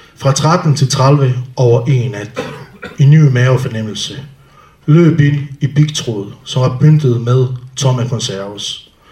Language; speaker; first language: Danish; non-native, fluent; Bosnian